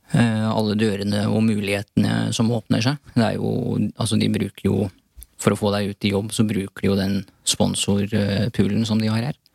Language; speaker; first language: Norwegian; early bilingual, other home language; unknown